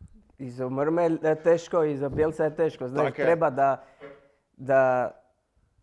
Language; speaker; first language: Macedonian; non-native, learner; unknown